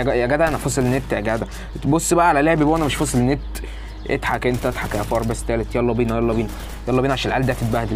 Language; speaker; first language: Arabic; native; Arabic